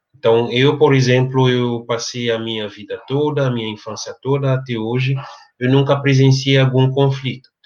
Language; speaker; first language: Portuguese; non-native, fluent; French